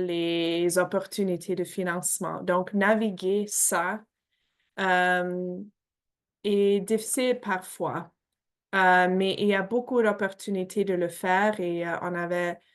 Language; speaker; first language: French; non-native, fluent; English